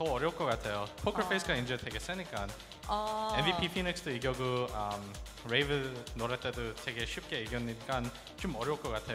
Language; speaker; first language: Korean; non-native, learner; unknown